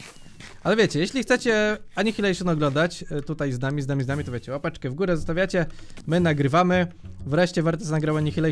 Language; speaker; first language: Polish; native; Polish